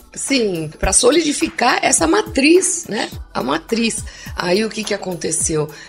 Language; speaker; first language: Portuguese; non-native, local second language; English